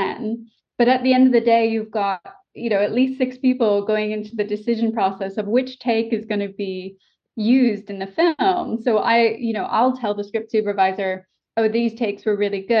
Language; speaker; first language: English; native; English